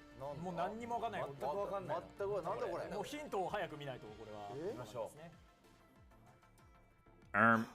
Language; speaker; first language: Japanese; native; Japanese